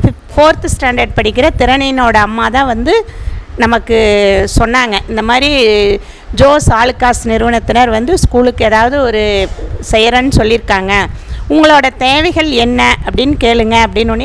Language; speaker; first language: Tamil; native; Tamil